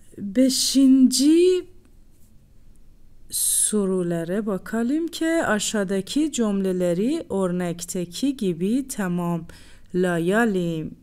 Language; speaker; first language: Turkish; non-native, fluent; Persian